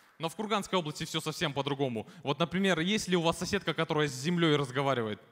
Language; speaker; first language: Russian; native; Russian